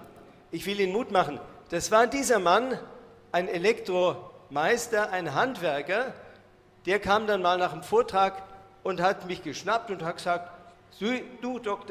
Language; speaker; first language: German; native; German